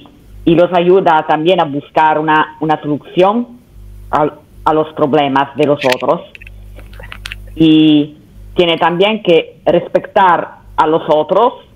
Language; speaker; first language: Spanish; non-native, fluent; Italian